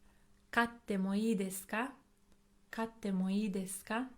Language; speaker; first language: Japanese; non-native, fluent; English